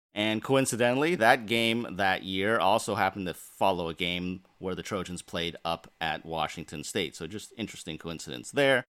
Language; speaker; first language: English; native; English